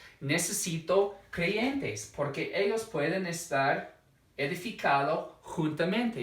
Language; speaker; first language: Spanish; non-native, fluent; English